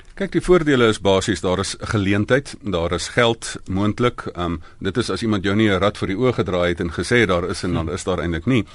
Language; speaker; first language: Afrikaans; native; Afrikaans